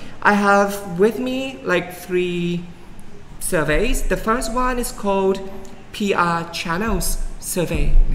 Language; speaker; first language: English; non-native, fluent; Thai